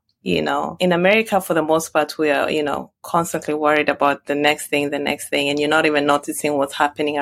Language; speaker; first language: English; non-native, local second language; Swahili